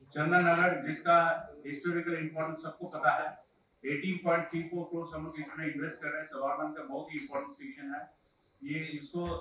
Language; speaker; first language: Hindi; native; Hindi